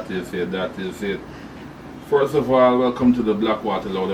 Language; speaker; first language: English; native; English